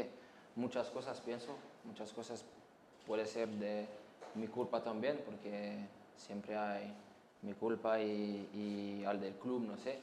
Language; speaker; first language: Spanish; non-native, learner; French